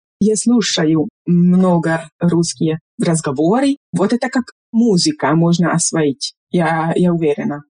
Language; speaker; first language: Russian; non-native, fluent; Hungarian